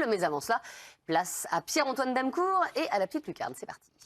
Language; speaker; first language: French; native; French